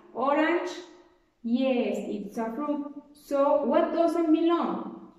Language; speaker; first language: English; non-native, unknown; Spanish